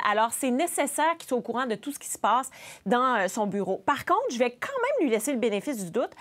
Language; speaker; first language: French; native; French